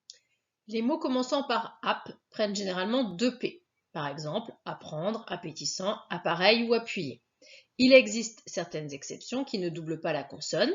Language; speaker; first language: French; native; French